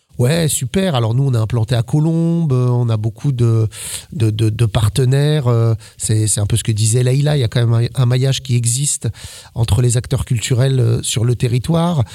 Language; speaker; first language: French; native; French